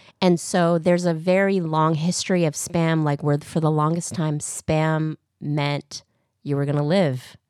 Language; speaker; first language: English; early bilingual, other home language; Korean